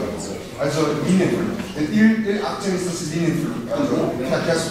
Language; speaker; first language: German; non-native, fluent; Korean